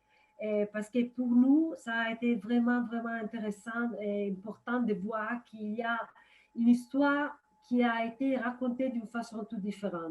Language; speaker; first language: French; non-native, fluent; Italian